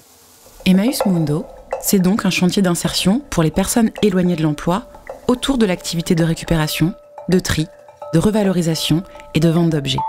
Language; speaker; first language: French; native; French